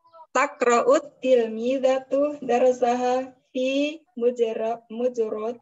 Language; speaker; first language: Arabic; non-native, learner; Indonesian